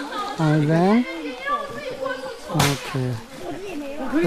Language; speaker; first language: English; non-native, learner; Chinese